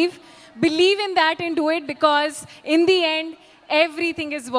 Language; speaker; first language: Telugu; non-native, local second language; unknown